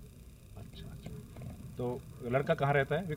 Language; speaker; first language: Hindi; native; Hindi